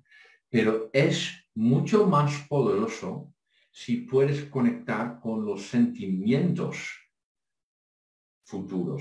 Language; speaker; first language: Spanish; non-native, fluent; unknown